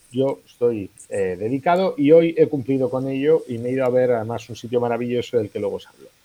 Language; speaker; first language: Spanish; non-native, local second language; Catalan